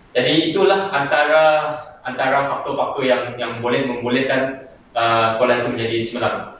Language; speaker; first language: Malay; native; Malay